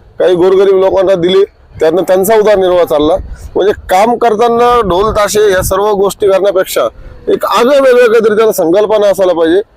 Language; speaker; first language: Marathi; native; Marathi